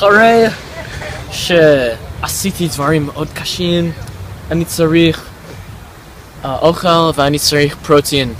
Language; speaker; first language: Hebrew; non-native, learner; English